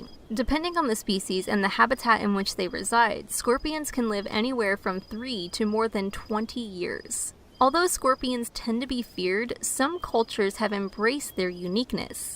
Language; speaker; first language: English; native; English